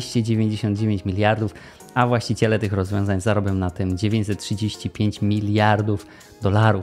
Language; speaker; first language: Polish; native; Polish